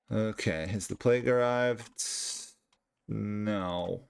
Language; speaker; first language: English; native; English